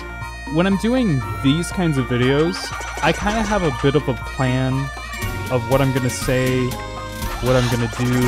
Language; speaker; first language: English; native; English